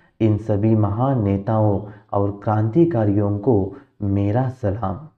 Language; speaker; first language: Hindi; non-native, local second language; Marathi